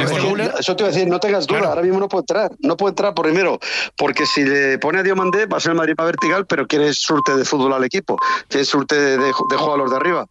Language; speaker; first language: Spanish; native; Spanish